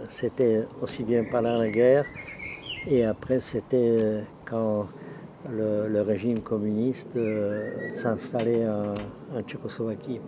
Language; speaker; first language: French; non-native, fluent; Czech